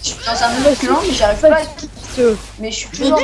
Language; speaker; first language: French; native; French